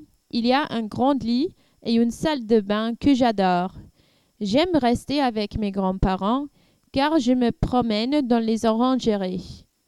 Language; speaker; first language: French; non-native, learner; English